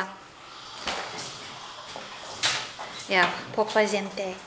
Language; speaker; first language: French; non-native, learner; English